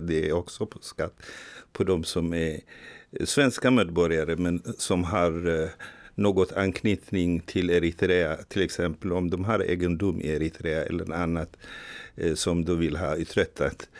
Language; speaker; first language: Swedish; non-native, fluent; Tigrinya